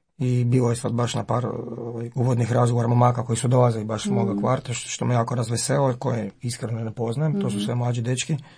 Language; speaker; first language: Croatian; native; Croatian